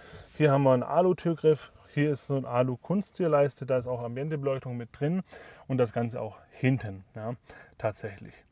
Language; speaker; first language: German; native; German